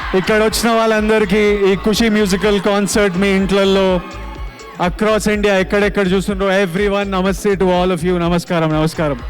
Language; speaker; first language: Telugu; native; Telugu